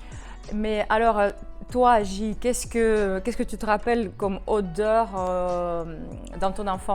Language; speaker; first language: French; non-native, fluent; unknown